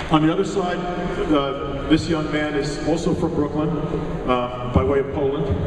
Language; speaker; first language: English; native; English